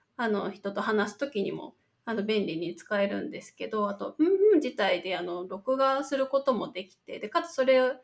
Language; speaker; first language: Japanese; native; Japanese